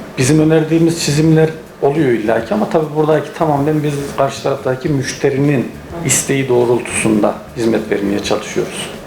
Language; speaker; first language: Turkish; native; Turkish